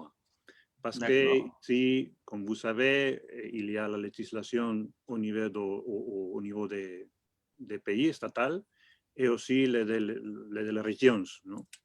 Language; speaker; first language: French; non-native, fluent; Spanish